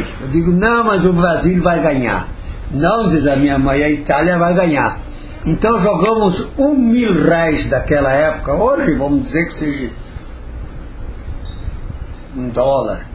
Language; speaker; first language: Portuguese; non-native, local second language; Friulian